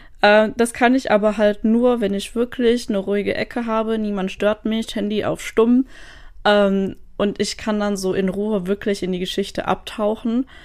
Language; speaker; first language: German; native; German